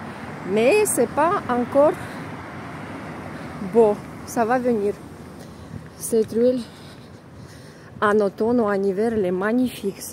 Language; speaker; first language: French; non-native, fluent; Russian